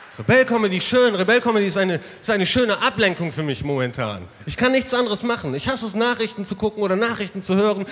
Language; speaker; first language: German; early bilingual, other home language; Arabic